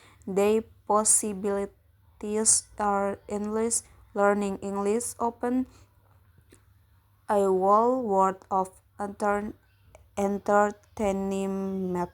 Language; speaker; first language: English; non-native, learner; Indonesian